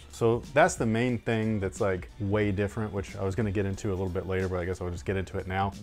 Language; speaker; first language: English; native; English